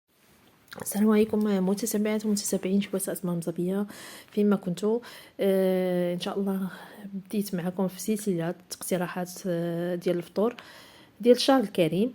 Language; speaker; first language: Arabic; native; Arabic